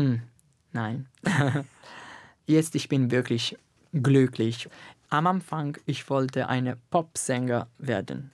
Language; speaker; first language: German; non-native, learner; Italian